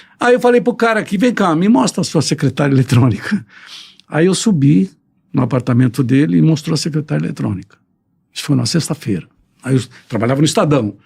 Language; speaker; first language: Portuguese; early bilingual, other home language; Italian